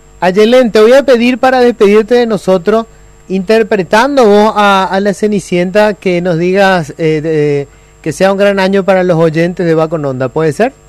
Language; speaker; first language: Spanish; native; Spanish